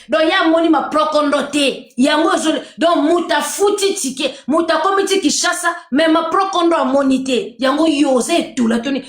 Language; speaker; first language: Lingala; native; Lingala